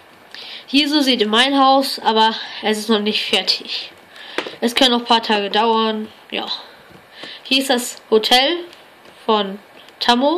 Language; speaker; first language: German; native; German